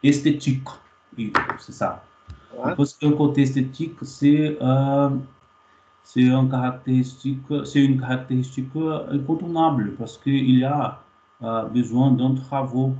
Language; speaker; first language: French; non-native, fluent; Portuguese